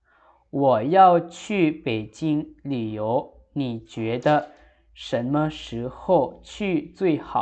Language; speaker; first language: Chinese; non-native, fluent; Lao